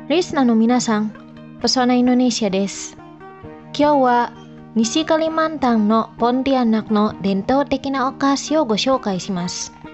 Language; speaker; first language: Japanese; non-native, fluent; Indonesian